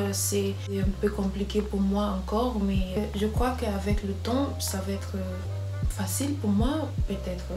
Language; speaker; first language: French; non-native, learner; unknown